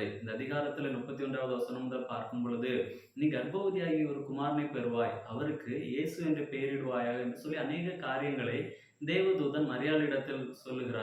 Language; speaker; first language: Tamil; native; Tamil